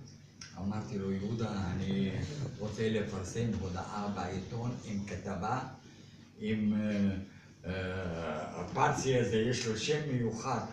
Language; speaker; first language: Hebrew; non-native, fluent; Arabic